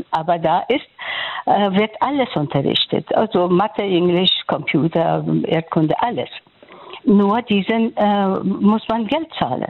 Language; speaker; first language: German; non-native, fluent; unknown